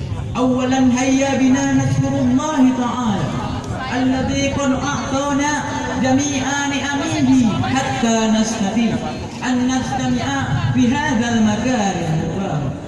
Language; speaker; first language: Arabic; non-native, learner; Indonesian